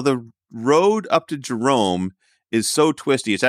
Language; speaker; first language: English; native; English